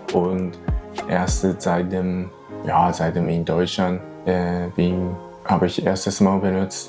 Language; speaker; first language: German; non-native, learner; Japanese